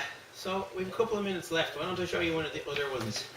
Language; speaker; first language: English; native; English